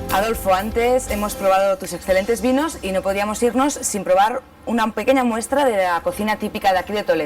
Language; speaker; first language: Spanish; native; Spanish